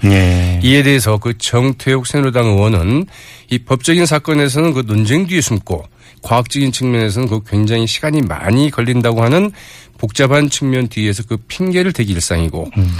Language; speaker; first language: Korean; native; Korean